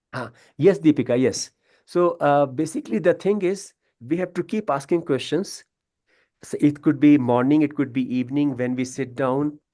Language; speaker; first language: English; non-native, local second language; Hindi